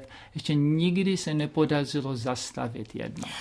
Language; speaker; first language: Czech; early bilingual, heritage; Czech